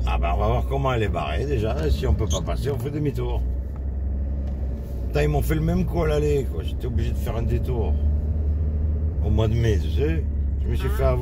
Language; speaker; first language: French; native; French